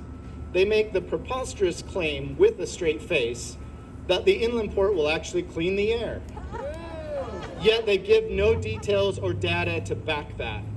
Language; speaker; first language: English; native; English